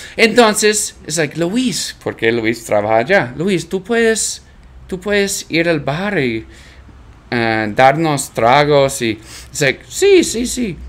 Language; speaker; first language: Spanish; non-native, learner; English